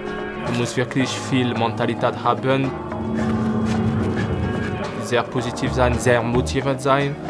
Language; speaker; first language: German; non-native, fluent; French